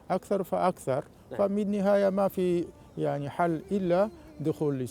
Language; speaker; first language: Arabic; non-native, fluent; Japanese